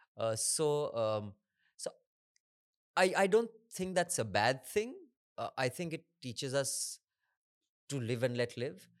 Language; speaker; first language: English; non-native, local second language; Hindi